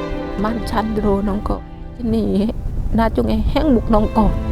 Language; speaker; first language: Korean; non-native, learner; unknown